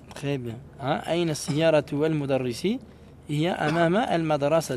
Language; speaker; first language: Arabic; non-native, fluent; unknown